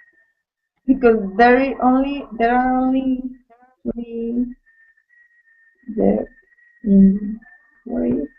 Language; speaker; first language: English; non-native, learner; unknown